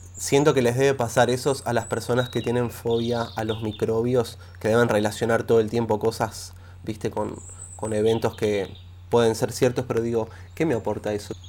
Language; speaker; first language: Spanish; native; Spanish